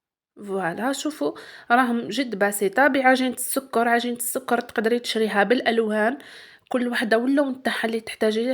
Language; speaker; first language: Arabic; native; Arabic